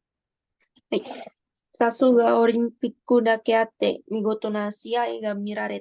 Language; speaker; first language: Japanese; non-native, learner; Indonesian